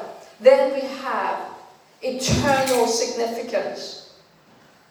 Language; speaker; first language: English; non-native, fluent; Danish